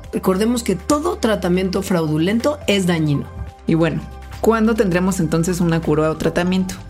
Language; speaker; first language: Spanish; native; Spanish